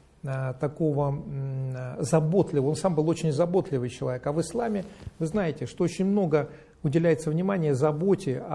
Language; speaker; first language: Russian; native; Russian